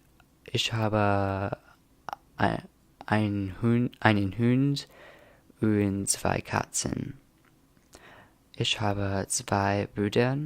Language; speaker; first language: German; non-native, learner; English